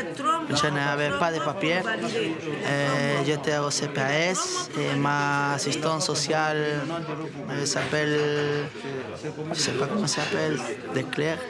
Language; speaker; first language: French; non-native, learner; Spanish